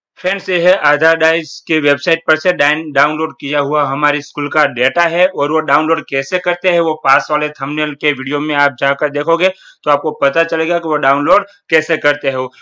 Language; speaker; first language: Hindi; non-native, local second language; Gujarati